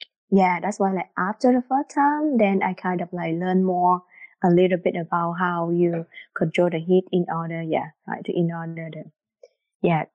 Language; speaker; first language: English; non-native, learner; Vietnamese